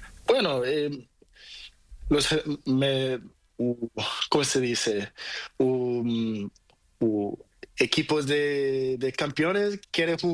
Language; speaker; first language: Spanish; non-native, learner; Portuguese